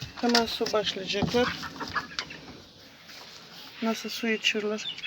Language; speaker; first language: Turkish; non-native, learner; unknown